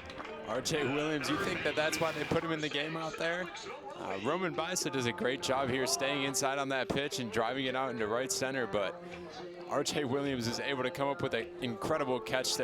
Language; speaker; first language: English; native; English